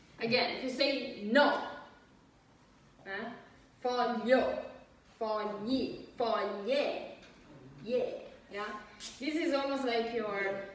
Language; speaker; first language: English; non-native, fluent; Italian